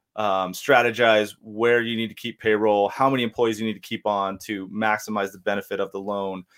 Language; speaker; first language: English; native; English